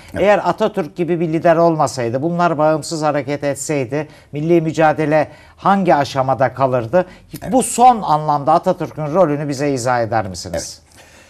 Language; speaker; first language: Turkish; native; Turkish